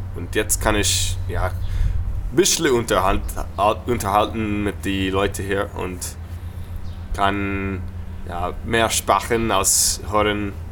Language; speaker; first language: German; non-native, learner; English